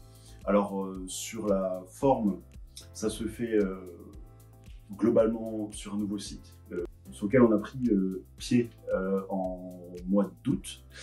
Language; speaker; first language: French; native; French